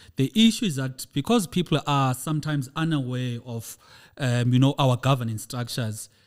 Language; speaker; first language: English; non-native, local second language; Xhosa